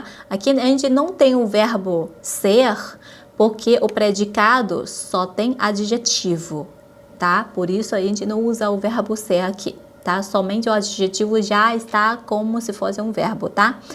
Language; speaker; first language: Portuguese; non-native, fluent; Chinese